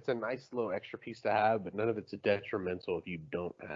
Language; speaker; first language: English; native; English